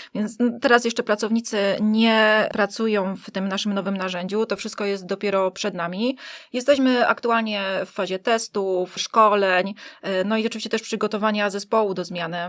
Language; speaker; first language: Polish; native; Polish